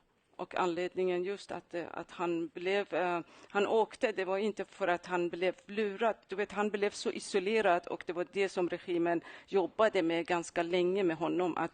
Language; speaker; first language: Swedish; non-native, fluent; Persian